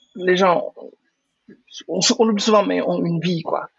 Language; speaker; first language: French; non-native, local second language; Wolof